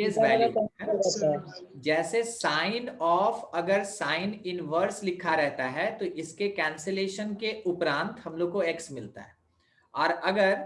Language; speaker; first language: Hindi; native; Hindi